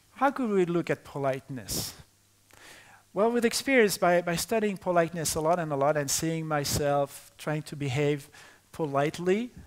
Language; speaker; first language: English; non-native, fluent; French